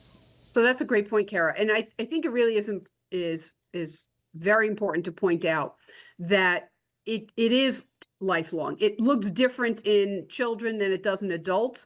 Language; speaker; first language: English; native; English